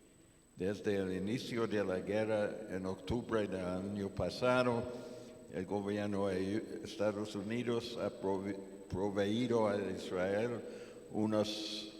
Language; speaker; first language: Spanish; non-native, fluent; English